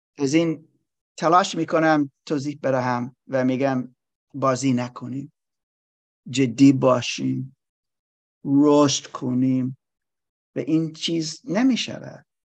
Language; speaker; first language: Persian; non-native, learner; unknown